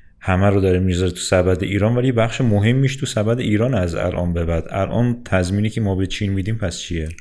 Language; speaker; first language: Persian; native; Persian